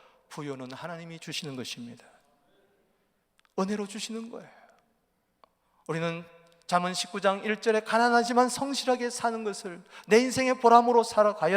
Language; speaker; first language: Korean; native; Korean